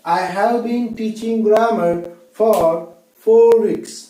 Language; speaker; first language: English; non-native, local second language; Gujarati